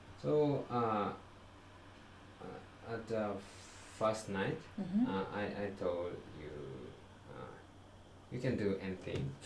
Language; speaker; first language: English; non-native, learner; Japanese